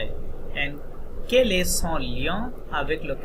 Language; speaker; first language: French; non-native, learner; Bangla